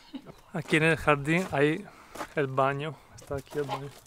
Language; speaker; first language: Italian; non-native, learner; Spanish